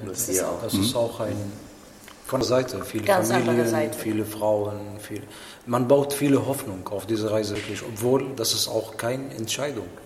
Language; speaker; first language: German; non-native, learner; Arabic